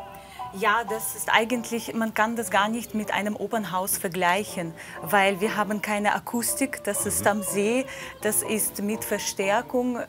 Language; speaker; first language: German; non-native, fluent; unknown